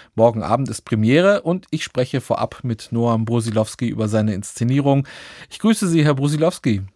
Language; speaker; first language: German; native; German